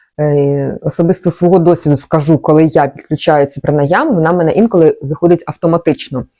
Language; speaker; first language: Ukrainian; non-native, local second language; Russian